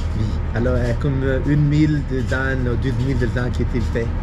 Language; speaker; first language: French; non-native, learner; Spanish